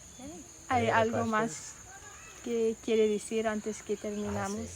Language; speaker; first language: Spanish; non-native, learner; English